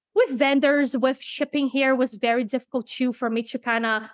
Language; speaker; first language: English; non-native, fluent; Portuguese